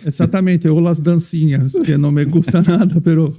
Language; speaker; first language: Spanish; non-native, fluent; Portuguese